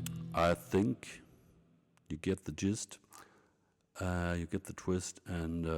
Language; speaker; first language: English; non-native, fluent; German